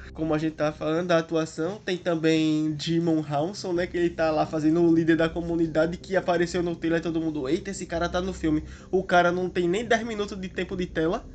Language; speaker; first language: Portuguese; native; Portuguese